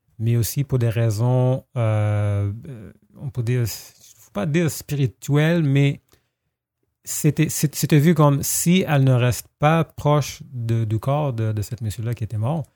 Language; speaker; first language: French; non-native, fluent; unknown